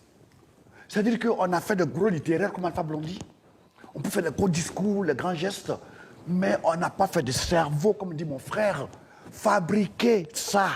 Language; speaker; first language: French; non-native, local second language; Dyula